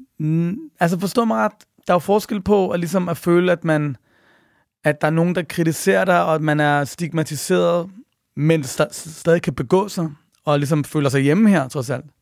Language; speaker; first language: Danish; early bilingual, other home language; Persian